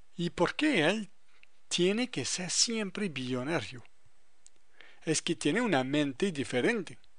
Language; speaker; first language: Spanish; non-native, fluent; French